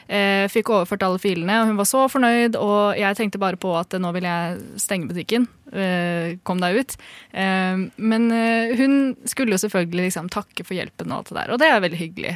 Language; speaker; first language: Norwegian; early bilingual, other home language; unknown